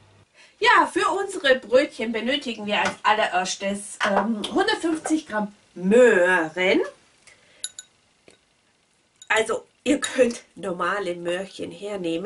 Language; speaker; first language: German; native; German